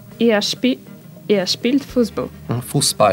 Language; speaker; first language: German; non-native, learner; Russian